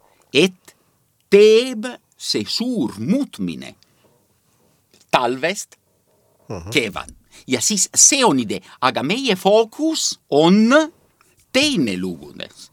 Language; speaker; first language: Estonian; non-native, learner; Italian